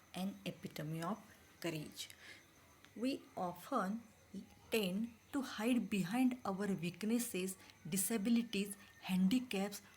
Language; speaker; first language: English; non-native, local second language; Marathi